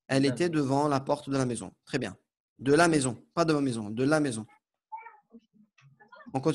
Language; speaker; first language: French; native; French